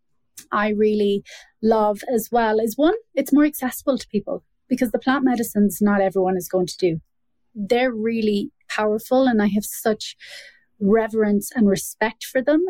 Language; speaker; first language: English; native; English